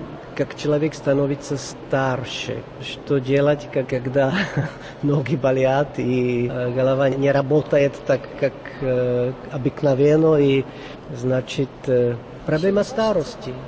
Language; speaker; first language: Russian; non-native, fluent; Czech